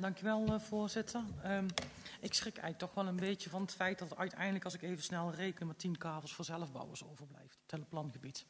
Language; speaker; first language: Dutch; native; Dutch